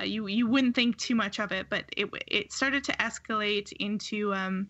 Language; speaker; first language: English; native; English